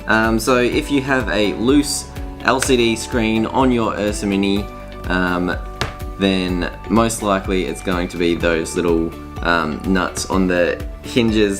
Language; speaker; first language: English; native; English